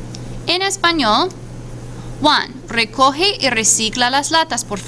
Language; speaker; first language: Spanish; non-native, fluent; English